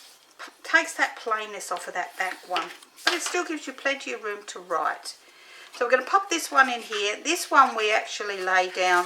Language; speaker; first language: English; native; English